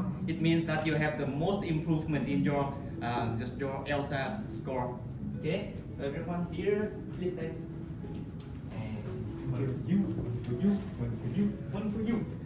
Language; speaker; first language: English; non-native, learner; Vietnamese